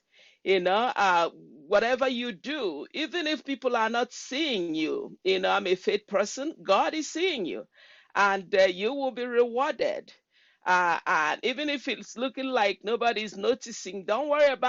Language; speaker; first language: English; non-native, local second language; Igbo